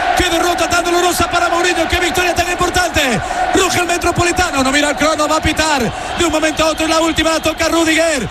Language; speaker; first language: Spanish; native; Spanish